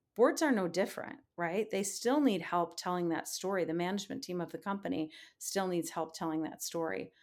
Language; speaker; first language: English; native; English